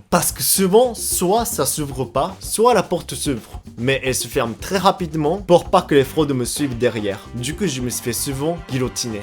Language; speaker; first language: French; non-native, fluent; Japanese